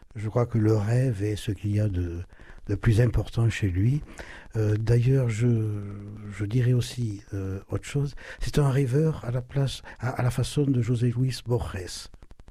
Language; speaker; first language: French; non-native, local second language; German